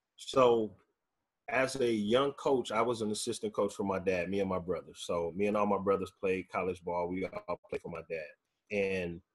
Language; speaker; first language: English; native; English